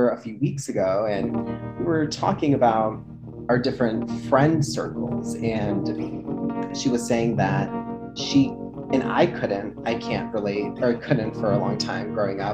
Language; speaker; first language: English; early bilingual, other home language; Spanish